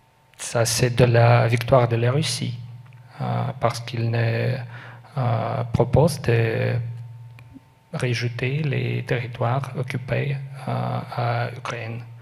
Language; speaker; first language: French; non-native, learner; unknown